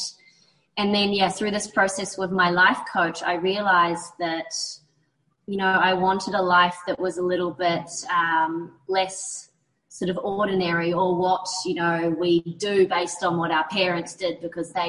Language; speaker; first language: English; native; English